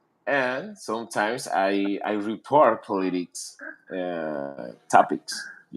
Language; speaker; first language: English; non-native, learner; Spanish